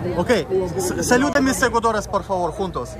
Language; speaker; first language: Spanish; non-native, learner; Russian